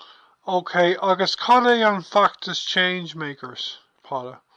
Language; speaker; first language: Irish; non-native, local second language; English